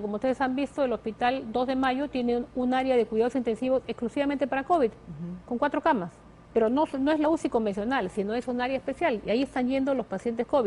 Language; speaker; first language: Spanish; native; Spanish